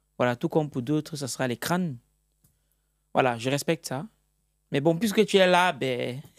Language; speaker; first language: French; native; French